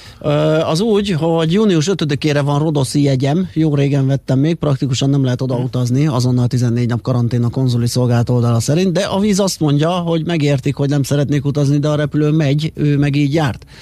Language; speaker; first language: Hungarian; native; Hungarian